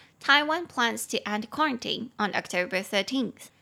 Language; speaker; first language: English; non-native, fluent; Chinese